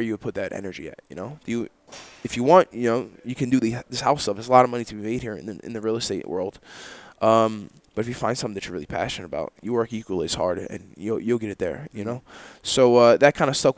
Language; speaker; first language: English; native; English